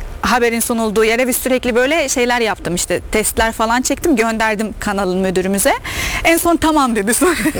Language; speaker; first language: Turkish; non-native, fluent; Arabic